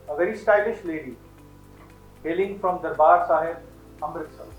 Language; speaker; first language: English; non-native, local second language; Punjabi